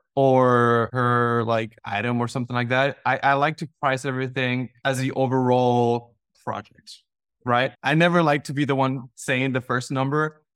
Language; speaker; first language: English; non-native, fluent; Spanish